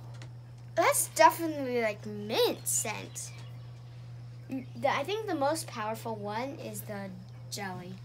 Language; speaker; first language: English; native; English